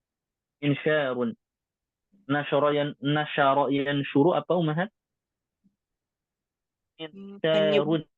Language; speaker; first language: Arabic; non-native, fluent; Indonesian